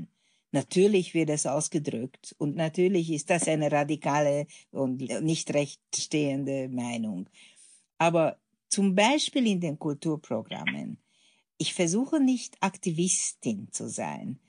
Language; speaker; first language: German; non-native, fluent; Hungarian